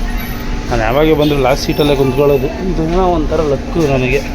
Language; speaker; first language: Kannada; native; Kannada